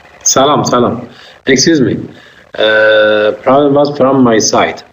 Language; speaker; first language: English; non-native, fluent; Persian